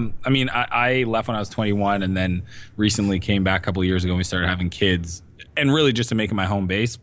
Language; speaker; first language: English; native; English